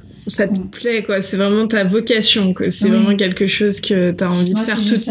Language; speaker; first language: French; native; French